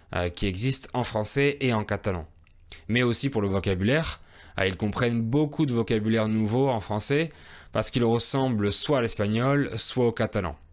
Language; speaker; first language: French; native; French